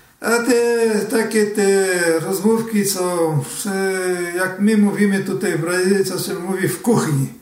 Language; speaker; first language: Polish; early bilingual, heritage; Portuguese